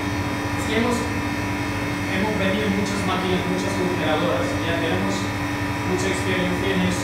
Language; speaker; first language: Spanish; non-native, learner; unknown